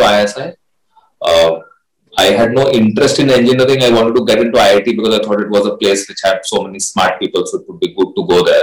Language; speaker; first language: English; non-native, local second language; Hindi